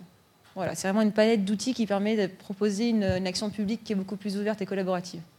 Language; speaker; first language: French; native; French